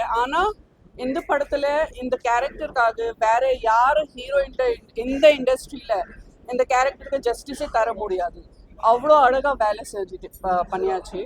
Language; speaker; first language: Tamil; non-native, fluent; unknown